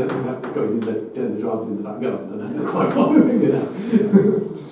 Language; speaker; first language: English; native; English